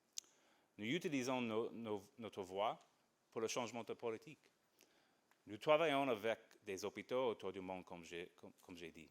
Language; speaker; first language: French; non-native, fluent; English